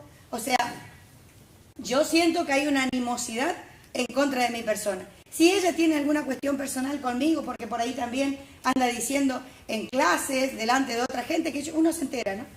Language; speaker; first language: Spanish; native; Spanish